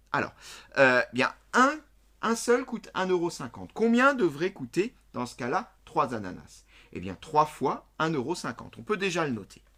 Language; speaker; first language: French; native; French